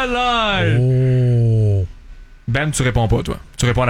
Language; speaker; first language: French; native; French